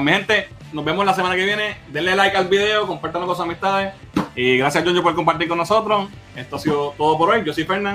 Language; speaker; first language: Spanish; native; Spanish